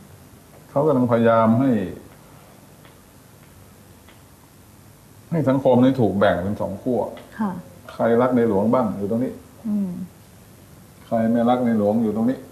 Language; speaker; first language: Thai; native; Thai